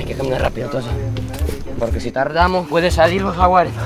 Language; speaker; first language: Spanish; non-native, fluent; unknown